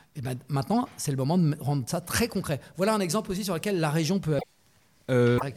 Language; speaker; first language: French; native; French